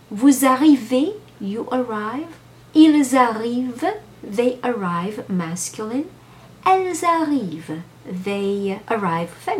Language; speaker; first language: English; non-native, fluent; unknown